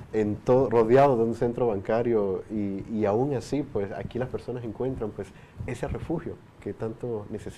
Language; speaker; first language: Spanish; native; Spanish